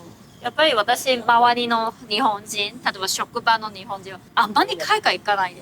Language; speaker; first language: Japanese; non-native, learner; Cantonese